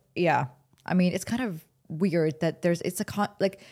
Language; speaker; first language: English; early bilingual, other home language; Arabic